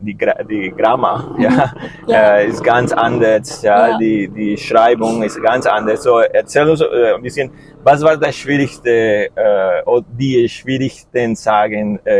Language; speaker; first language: German; non-native, learner; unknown